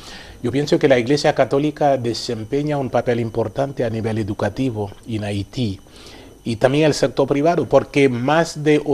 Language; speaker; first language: Spanish; non-native, fluent; Haitian Creole